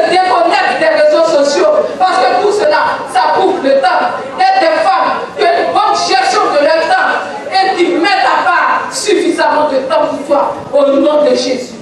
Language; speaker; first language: French; non-native, local second language; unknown